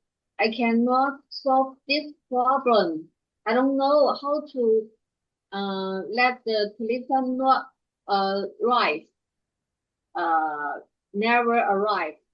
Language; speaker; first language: English; non-native, learner; Chinese